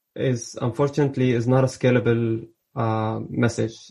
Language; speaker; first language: English; early bilingual, other home language; Arabic